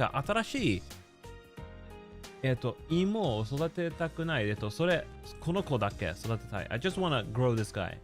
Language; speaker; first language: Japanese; non-native, learner; English